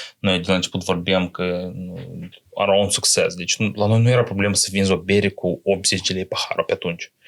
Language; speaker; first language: Romanian; native; Romanian